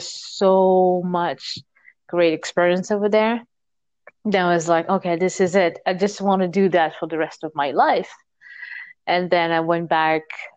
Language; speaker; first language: English; non-native, fluent; French